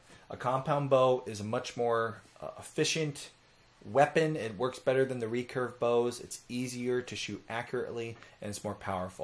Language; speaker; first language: English; native; English